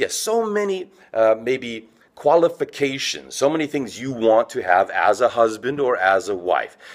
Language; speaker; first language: English; native; English